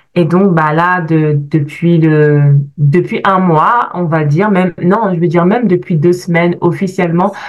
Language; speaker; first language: French; native; French